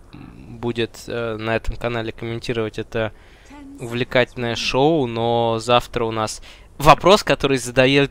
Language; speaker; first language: Russian; native; Russian